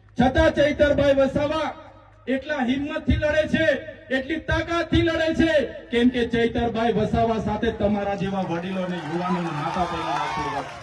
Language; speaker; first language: Gujarati; non-native, local second language; Vasavi